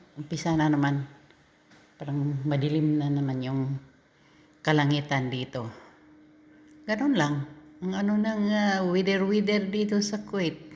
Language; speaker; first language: Filipino; non-native, local second language; Cebuano